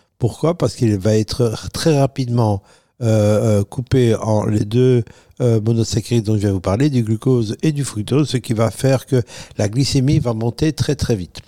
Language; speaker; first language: French; non-native, fluent; Italian